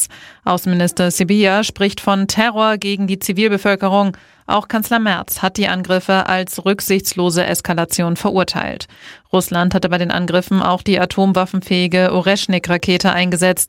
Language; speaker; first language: German; native; German